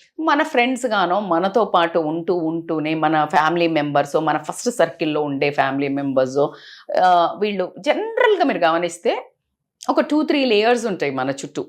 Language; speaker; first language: Telugu; native; Telugu